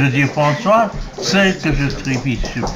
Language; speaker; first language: French; non-native, fluent; Chinese